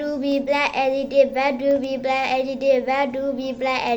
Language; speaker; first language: English; non-native, learner; Burmese